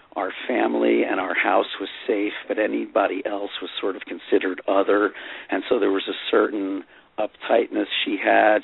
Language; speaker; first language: English; native; English